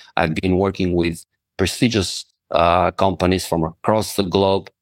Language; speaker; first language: English; non-native, fluent; Albanian